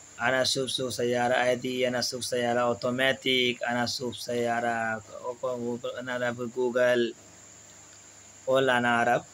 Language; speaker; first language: Arabic; non-native, learner; Hindi